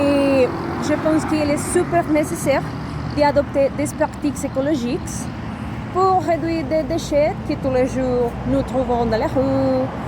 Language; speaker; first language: French; non-native, learner; Spanish